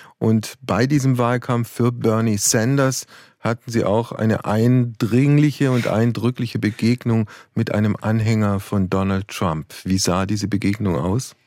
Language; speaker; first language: German; native; German